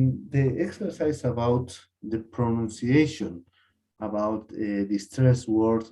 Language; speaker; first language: English; non-native, learner; Spanish